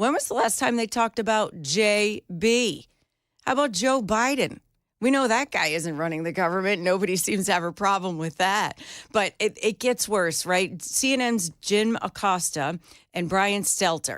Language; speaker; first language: English; native; English